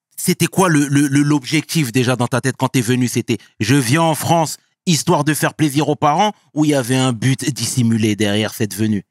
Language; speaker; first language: French; early bilingual, other home language; Wolof